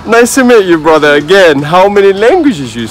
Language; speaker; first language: English; non-native, fluent; Arabic